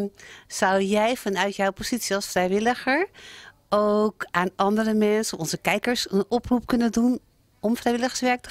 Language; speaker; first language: Dutch; native; Dutch